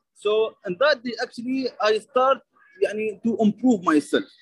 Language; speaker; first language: English; non-native, learner; Arabic